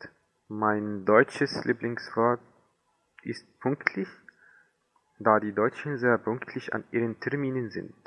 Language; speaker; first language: German; non-native, learner; Arabic